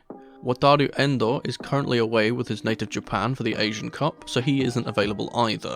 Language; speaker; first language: English; native; English